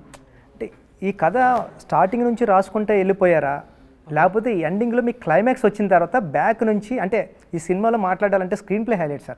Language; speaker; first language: Telugu; native; Telugu